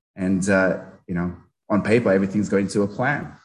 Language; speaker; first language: English; early bilingual, other home language; Nepali